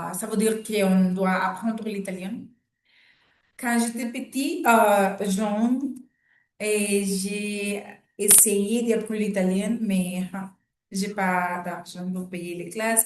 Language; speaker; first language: French; non-native, learner; Spanish